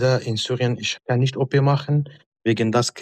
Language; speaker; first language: German; non-native, learner; Arabic